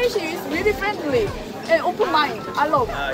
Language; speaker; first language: English; non-native, learner; Korean